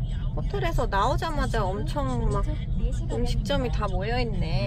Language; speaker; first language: Korean; native; Korean